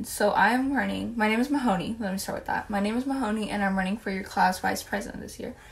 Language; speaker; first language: English; native; English